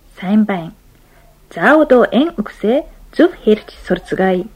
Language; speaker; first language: Mongolian; non-native, fluent; Japanese